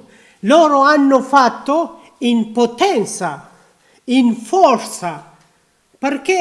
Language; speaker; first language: Italian; non-native, learner; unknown